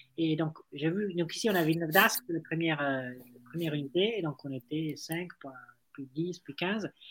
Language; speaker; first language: French; non-native, fluent; Italian